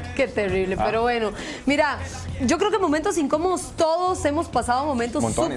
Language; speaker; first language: Spanish; native; Spanish